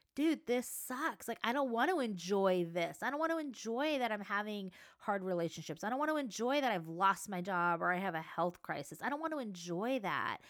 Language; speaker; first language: English; native; English